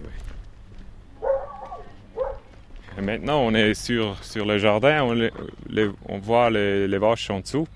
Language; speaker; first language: French; non-native, local second language; German